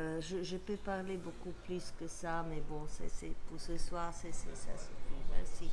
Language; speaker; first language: French; non-native, fluent; Serbian